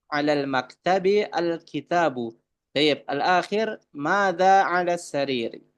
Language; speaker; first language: Arabic; non-native, fluent; Indonesian